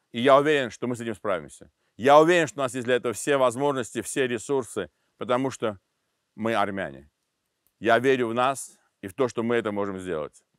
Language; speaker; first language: Russian; non-native, local second language; Armenian